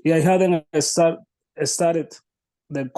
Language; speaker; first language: English; non-native, learner; Spanish